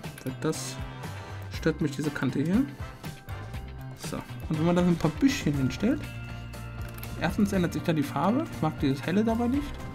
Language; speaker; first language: German; native; German